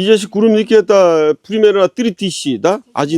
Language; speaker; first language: Russian; non-native, learner; Korean